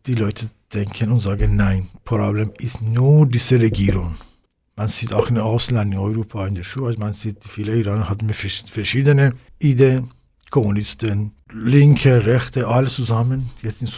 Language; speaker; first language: German; non-native, learner; Persian